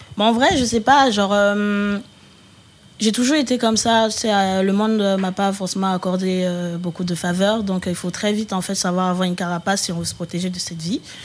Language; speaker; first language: French; early bilingual, other home language; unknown